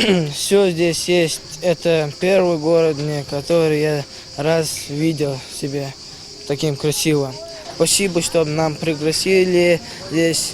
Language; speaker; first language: Russian; non-native, local second language; Ingush